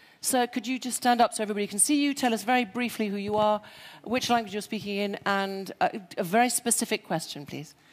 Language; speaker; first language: English; early bilingual, other home language; French